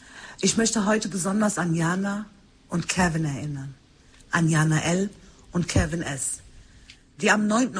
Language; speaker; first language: German; early bilingual, other home language; Turkish